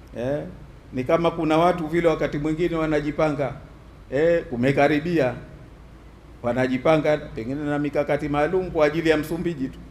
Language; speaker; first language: Swahili; native; Swahili